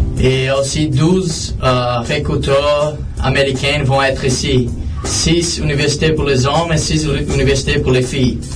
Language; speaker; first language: French; non-native, learner; Portuguese